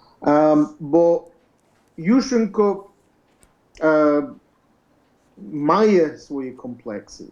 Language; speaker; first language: Ukrainian; early bilingual, heritage; Ukrainian